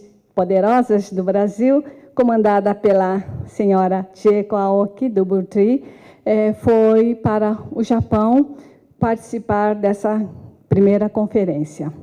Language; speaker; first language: Portuguese; non-native, fluent; Japanese